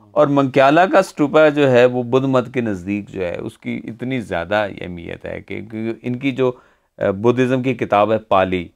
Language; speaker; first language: Urdu; native; Urdu